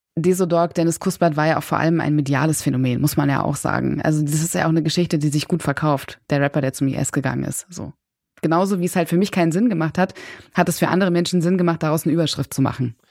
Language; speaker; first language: German; native; German